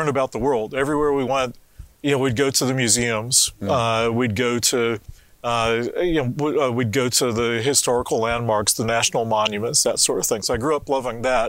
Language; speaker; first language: English; native; English